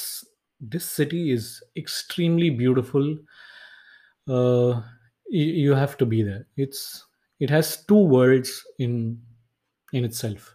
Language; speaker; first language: English; non-native, local second language; Tamil